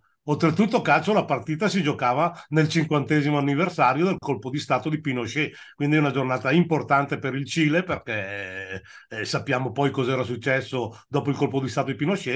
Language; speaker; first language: Italian; native; Italian